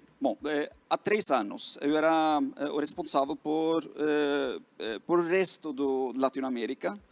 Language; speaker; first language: Portuguese; non-native, fluent; Norwegian